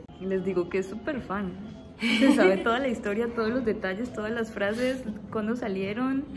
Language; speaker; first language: Spanish; native; Spanish